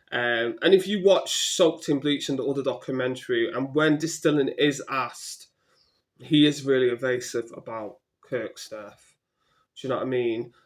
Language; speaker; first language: English; native; English